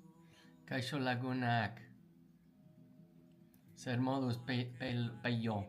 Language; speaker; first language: Basque; non-native, learner; English